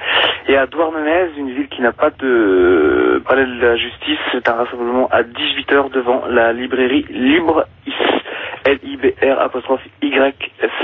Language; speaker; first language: French; native; French